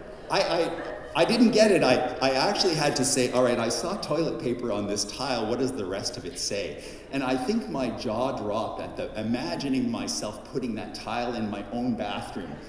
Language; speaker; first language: English; native; English